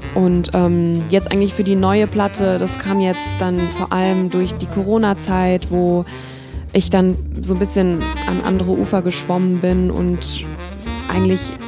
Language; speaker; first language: German; native; German